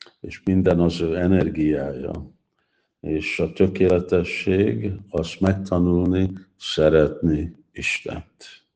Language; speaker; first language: Hungarian; early bilingual, heritage; Hungarian